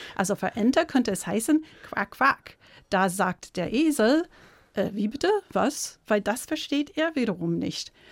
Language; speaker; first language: German; non-native, fluent; English